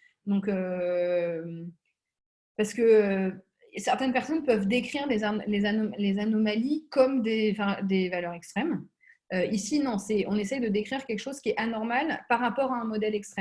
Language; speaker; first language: French; native; French